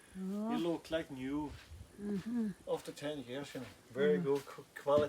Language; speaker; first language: English; non-native, learner; Swedish